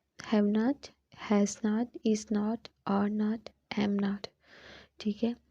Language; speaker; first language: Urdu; non-native, local second language; Punjabi